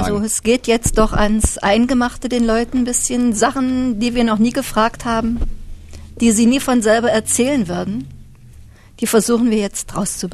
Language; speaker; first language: German; native; German